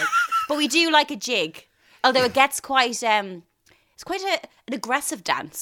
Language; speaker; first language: English; native; English